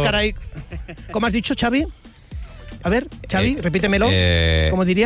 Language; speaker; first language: Spanish; native; Spanish